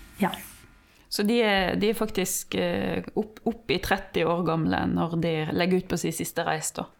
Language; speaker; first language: Norwegian; native; Norwegian